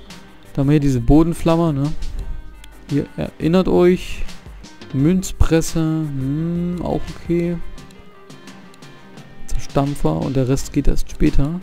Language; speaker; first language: German; native; German